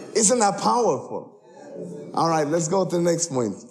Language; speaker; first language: English; early bilingual, heritage; Spanish